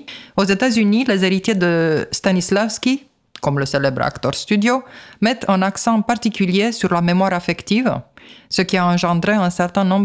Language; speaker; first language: French; native; French